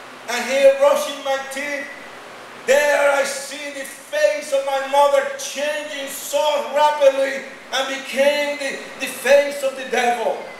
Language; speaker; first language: English; non-native, fluent; Spanish